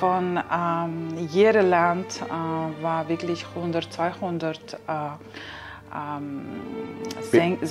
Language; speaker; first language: German; non-native, fluent; Kazakh